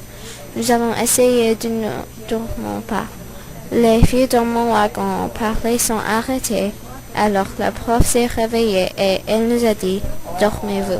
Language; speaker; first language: French; non-native, learner; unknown